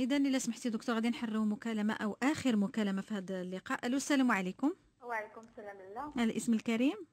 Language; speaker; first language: Arabic; native; Arabic